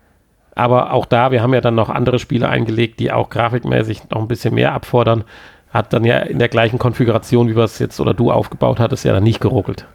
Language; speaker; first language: German; native; German